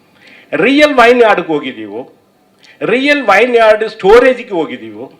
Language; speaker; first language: Kannada; non-native, learner; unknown